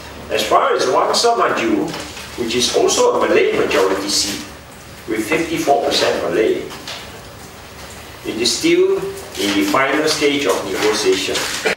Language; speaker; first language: English; non-native, local second language; Min Nan Chinese